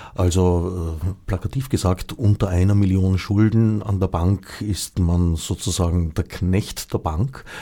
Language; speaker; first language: German; native; German